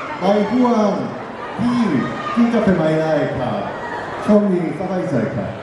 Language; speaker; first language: Thai; non-native, learner; Korean